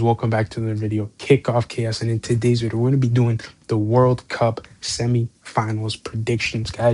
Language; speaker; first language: English; native; English